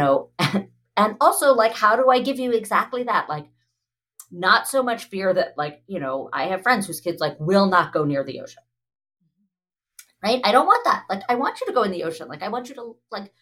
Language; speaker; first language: English; native; English